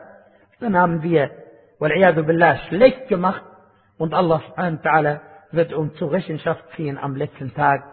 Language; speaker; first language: German; non-native, fluent; Arabic